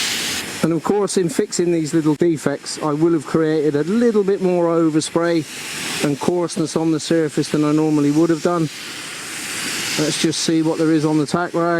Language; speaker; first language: English; native; English